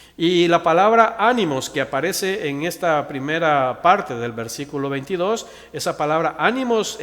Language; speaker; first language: Spanish; native; Spanish